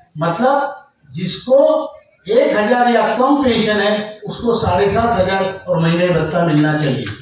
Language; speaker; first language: Hindi; non-native, local second language; Marathi